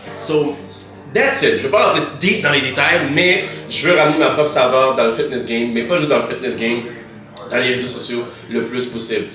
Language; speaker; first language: French; early bilingual, other home language; Haitian Creole